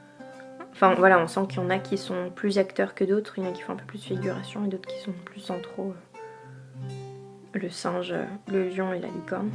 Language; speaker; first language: French; native; French